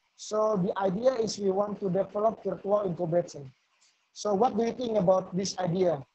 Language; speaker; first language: English; non-native, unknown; Sundanese